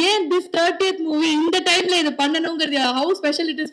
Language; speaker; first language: Tamil; native; Tamil